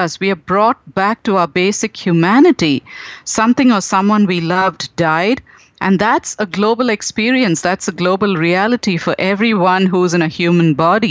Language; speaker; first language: English; non-native, local second language; Tamil